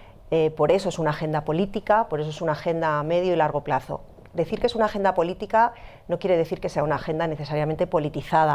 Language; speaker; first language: Spanish; native; Spanish